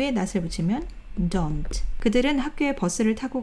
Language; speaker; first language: Korean; native; Korean